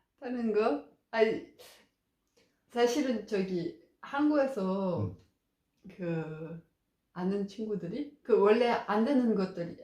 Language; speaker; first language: Korean; non-native, learner; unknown